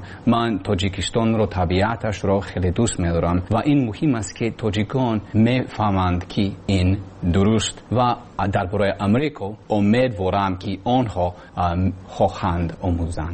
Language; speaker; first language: Persian; non-native, learner; English